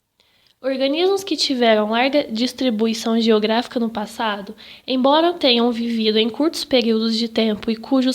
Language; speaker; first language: Portuguese; native; Portuguese